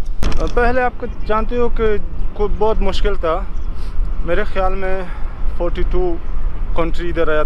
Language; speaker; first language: Hindi; non-native, learner; Pashto